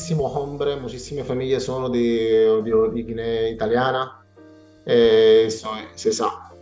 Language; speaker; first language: Spanish; non-native, learner; Italian